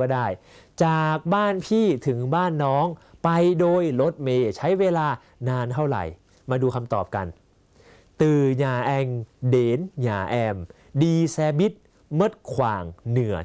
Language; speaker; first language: Thai; native; Thai